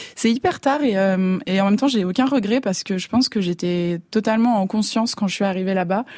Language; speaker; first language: French; native; French